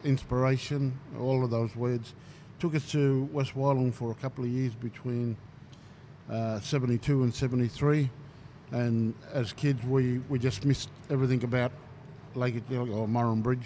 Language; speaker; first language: English; native; English